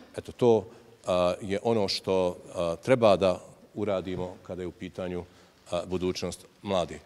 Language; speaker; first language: Bosnian; native; Bosnian